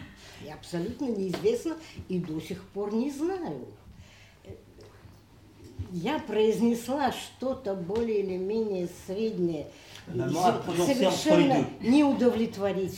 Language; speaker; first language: Russian; native; Russian